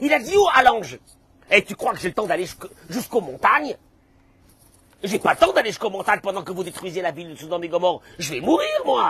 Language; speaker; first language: French; native; French